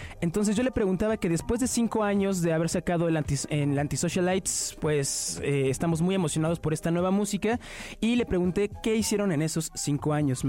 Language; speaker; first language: Spanish; native; Spanish